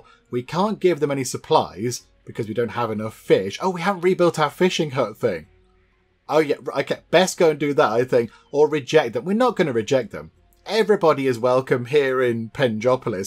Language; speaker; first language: English; native; English